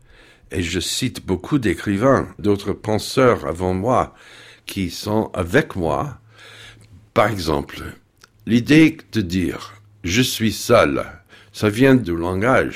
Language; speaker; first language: French; non-native, fluent; English